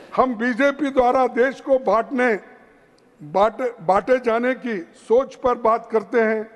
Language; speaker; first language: Hindi; non-native, local second language; Kannada